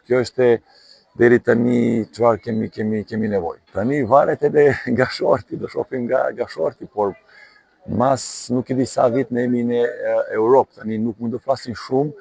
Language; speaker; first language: Albanian; non-native, learner; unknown